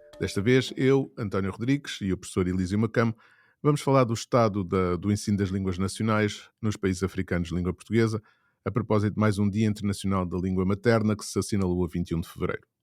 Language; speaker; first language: Portuguese; native; Portuguese